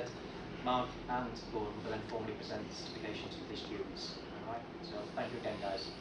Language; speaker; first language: English; native; English